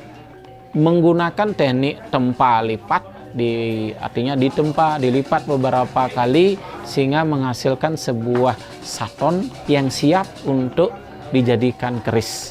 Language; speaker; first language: Indonesian; native; Indonesian